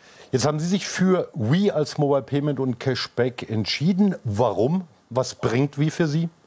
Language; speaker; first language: German; native; German